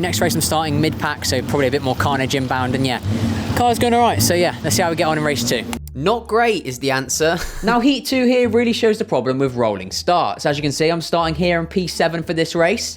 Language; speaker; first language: English; native; English